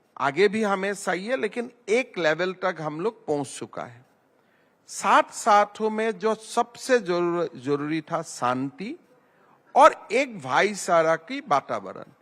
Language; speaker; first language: Hindi; non-native, local second language; Assamese